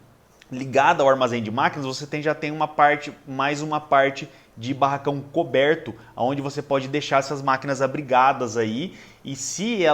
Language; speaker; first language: Portuguese; native; Portuguese